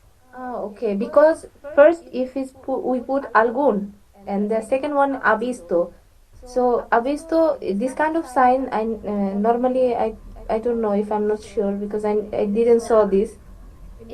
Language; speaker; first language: English; non-native, fluent; Bangla